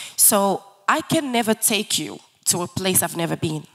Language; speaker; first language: English; early bilingual, other home language; Lingala